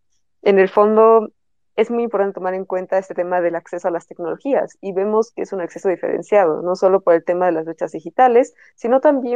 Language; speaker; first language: Spanish; native; Spanish